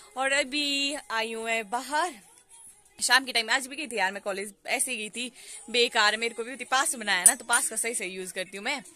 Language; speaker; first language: Hindi; non-native, local second language; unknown